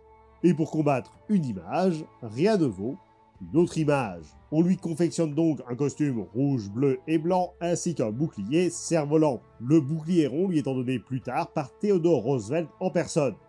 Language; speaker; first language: French; native; French